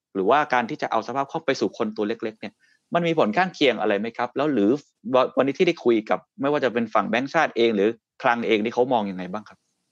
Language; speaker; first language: Thai; native; Thai